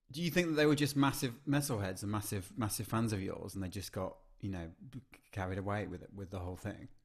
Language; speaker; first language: English; native; English